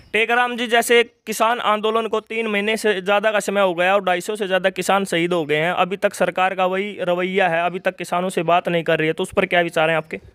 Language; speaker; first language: Hindi; native; Hindi